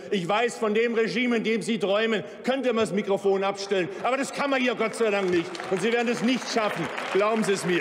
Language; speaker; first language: German; early bilingual, other home language; Turkish